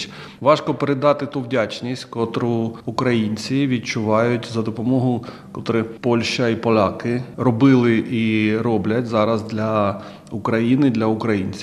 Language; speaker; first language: Ukrainian; non-native, local second language; Russian